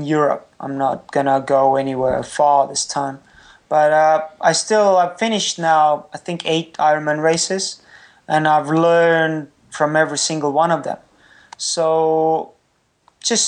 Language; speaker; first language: English; non-native, fluent; Estonian